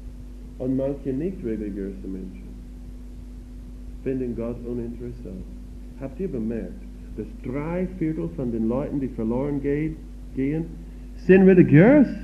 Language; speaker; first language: German; non-native, fluent; English